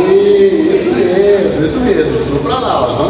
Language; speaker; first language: Portuguese; native; Portuguese